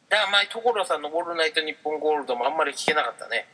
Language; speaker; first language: Japanese; native; Japanese